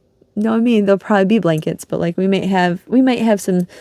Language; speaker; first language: English; native; English